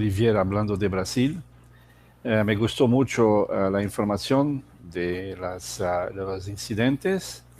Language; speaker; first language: Spanish; non-native, fluent; Portuguese